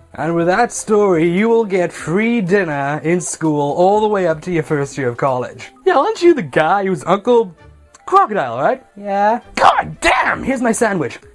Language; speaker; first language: English; native; English